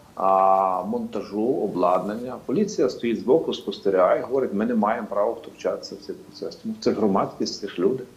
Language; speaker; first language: Ukrainian; native; Ukrainian